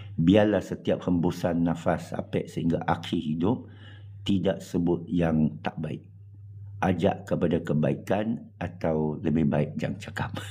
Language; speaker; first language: Malay; non-native, local second language; English